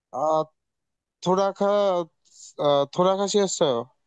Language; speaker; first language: Korean; non-native, learner; Bangla